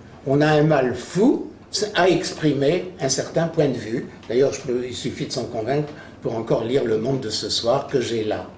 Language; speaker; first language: French; native; French